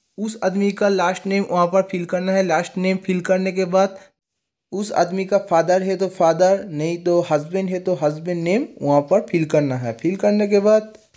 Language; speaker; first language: Hindi; non-native, local second language; Bangla